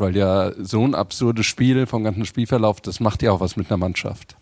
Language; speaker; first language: German; native; German